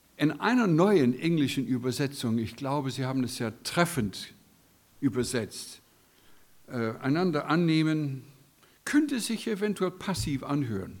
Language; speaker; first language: German; non-native, fluent; English